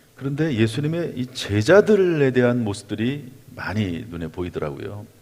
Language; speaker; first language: Korean; native; Korean